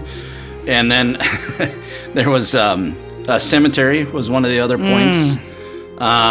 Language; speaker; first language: English; native; English